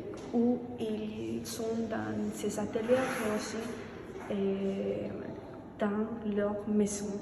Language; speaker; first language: French; non-native, learner; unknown